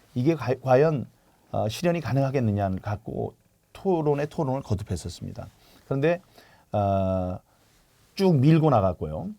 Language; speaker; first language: Korean; native; Korean